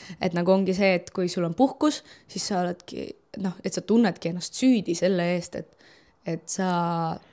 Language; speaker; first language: Estonian; non-native, local second language; Russian